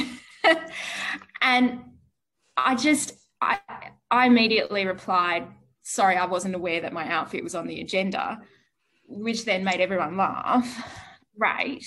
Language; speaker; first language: English; native; English